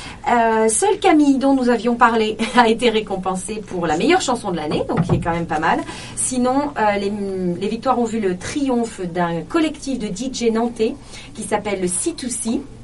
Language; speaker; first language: French; native; French